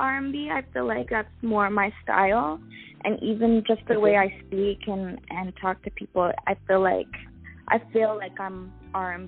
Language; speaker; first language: English; native; English